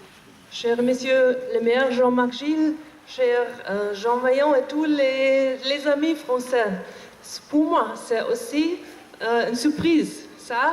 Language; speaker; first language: French; non-native, learner; German